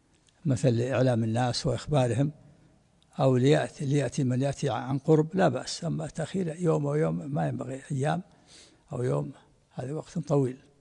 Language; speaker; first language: Arabic; native; Arabic